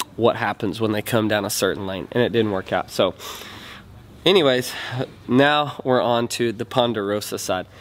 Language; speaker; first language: English; native; English